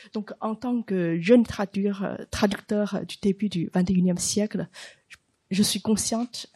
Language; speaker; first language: French; non-native, fluent; Chinese